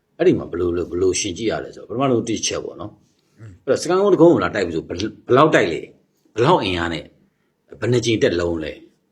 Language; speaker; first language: Burmese; native; Burmese